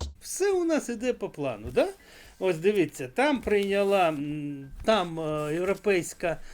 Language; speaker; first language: Ukrainian; non-native, local second language; Russian